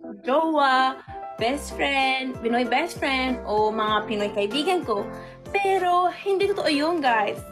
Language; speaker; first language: Filipino; non-native, learner; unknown